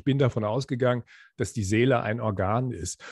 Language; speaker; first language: German; native; German